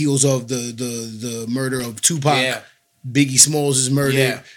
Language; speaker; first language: English; native; English